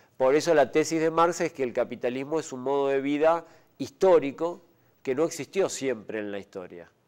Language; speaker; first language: Spanish; native; Spanish